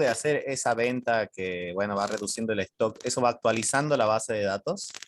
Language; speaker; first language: Spanish; native; Spanish